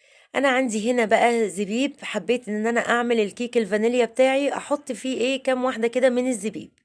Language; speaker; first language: Arabic; native; Arabic